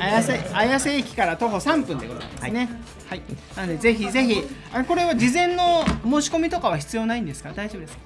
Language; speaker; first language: Japanese; native; Japanese